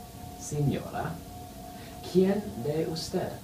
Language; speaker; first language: Spanish; non-native, learner; English